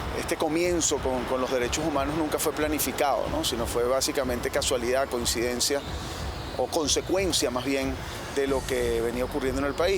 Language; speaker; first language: Spanish; native; Spanish